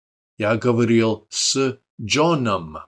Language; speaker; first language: Russian; non-native, fluent; English